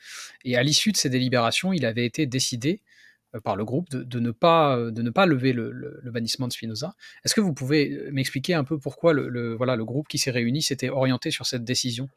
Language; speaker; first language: French; native; French